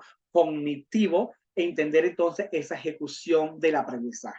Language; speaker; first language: Spanish; native; Spanish